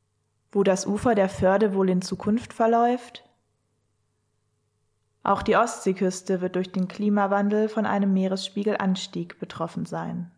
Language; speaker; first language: German; native; German